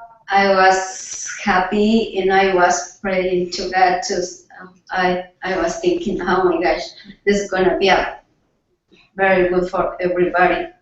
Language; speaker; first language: English; non-native, learner; Spanish